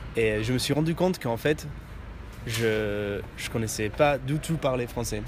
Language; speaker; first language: French; non-native, fluent; English